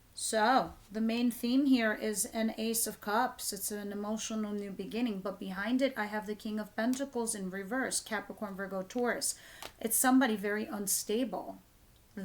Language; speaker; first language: English; native; English